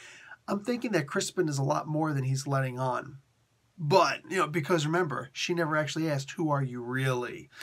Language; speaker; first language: English; native; English